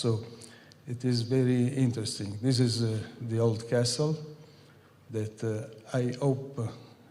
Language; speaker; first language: English; non-native, fluent; Italian